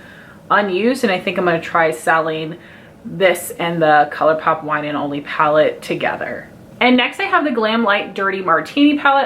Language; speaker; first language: English; native; English